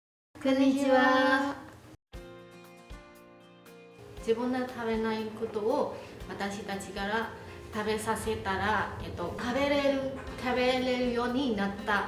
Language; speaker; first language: Japanese; non-native, fluent; Burmese